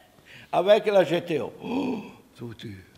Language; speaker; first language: French; non-native, learner; Italian